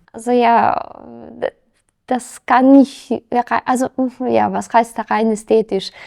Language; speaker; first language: German; non-native, fluent; Serbian